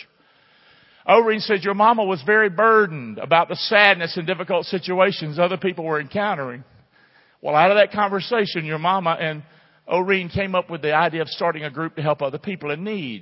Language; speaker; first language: English; native; English